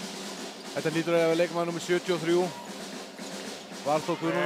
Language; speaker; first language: Icelandic; native; Icelandic